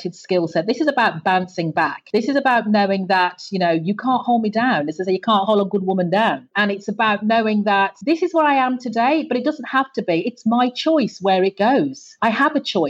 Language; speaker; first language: English; native; English